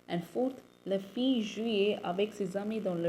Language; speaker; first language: French; non-native, learner; Tamil